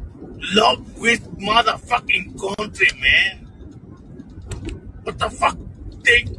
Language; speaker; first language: English; non-native, learner; Spanish